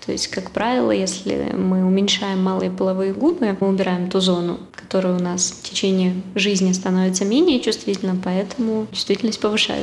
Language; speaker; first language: Russian; native; Russian